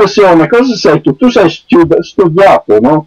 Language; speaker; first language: Italian; non-native, learner; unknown